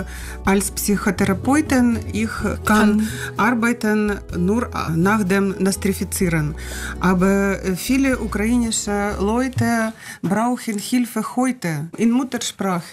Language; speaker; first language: German; non-native, learner; Russian